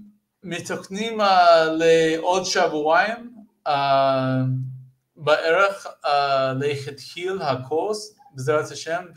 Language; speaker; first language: Hebrew; non-native, fluent; English